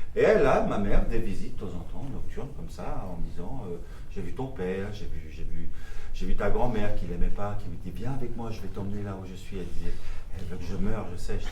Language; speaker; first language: French; non-native, local second language; Armenian